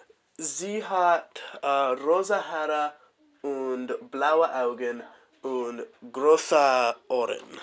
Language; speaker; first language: German; non-native, learner; English